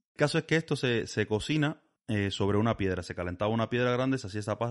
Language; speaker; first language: Spanish; native; Spanish